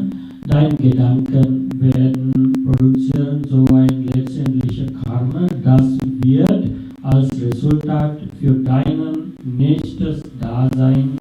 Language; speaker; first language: German; non-native, fluent; Sinhala